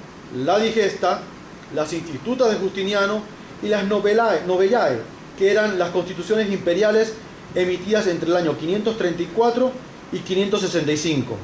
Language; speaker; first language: Spanish; native; Spanish